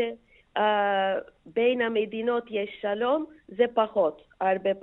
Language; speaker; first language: Hebrew; non-native, fluent; Turkish